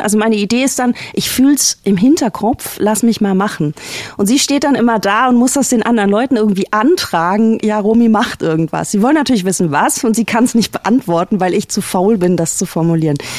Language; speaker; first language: German; native; German